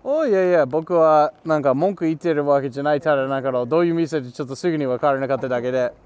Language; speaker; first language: Japanese; non-native, fluent; English